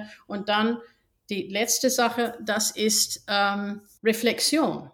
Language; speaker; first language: German; non-native, fluent; English